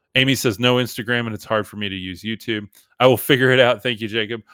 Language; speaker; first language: English; early bilingual, other home language; German